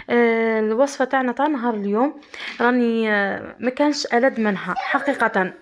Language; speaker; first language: Arabic; native; Arabic